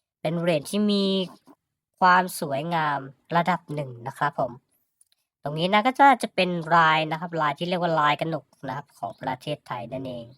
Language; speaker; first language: Thai; native; Thai